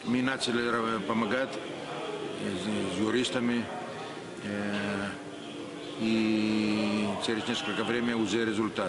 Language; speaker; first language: Russian; non-native, learner; Greek